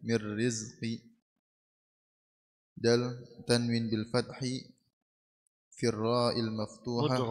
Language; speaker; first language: Arabic; non-native, learner; Indonesian